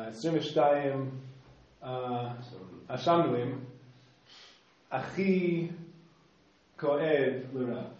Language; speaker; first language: Hebrew; non-native, fluent; English